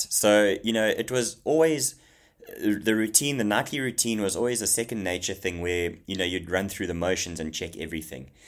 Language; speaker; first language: English; native; English